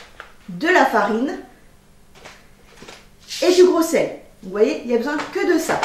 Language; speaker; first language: French; native; French